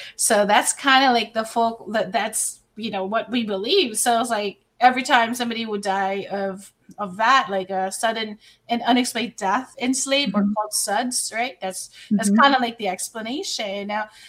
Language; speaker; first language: English; non-native, local second language; Filipino